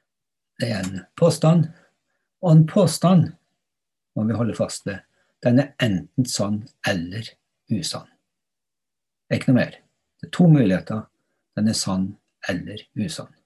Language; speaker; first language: Norwegian; native; Norwegian